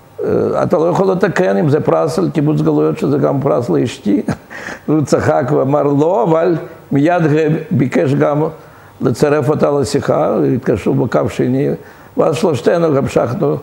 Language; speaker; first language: Hebrew; non-native, fluent; Russian